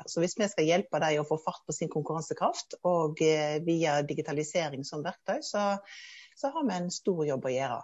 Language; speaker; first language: Norwegian; native; Norwegian